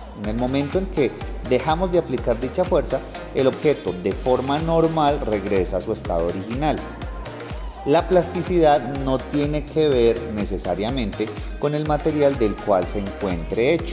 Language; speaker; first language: Spanish; native; Spanish